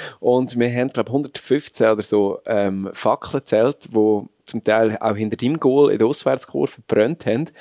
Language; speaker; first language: German; native; German